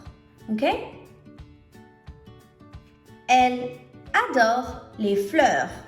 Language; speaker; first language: French; non-native, fluent; English